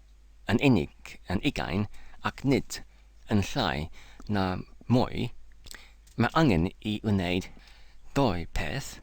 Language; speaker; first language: Welsh; non-native, learner; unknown